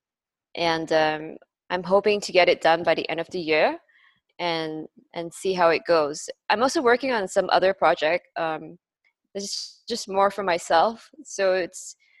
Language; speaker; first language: English; non-native, local second language; Cantonese